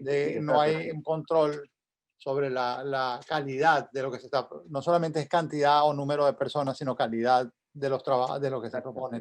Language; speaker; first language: Spanish; native; Spanish